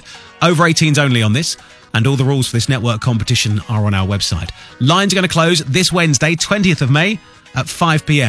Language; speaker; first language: English; native; English